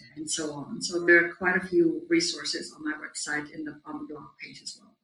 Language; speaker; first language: English; non-native, fluent; German